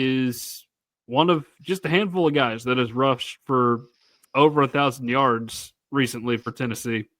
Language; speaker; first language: English; native; English